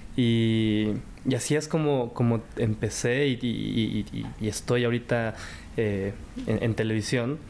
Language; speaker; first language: Spanish; early bilingual, other home language; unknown